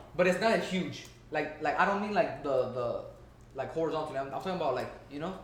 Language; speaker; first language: English; early bilingual, heritage; Spanish